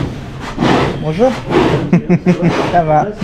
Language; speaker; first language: French; native; French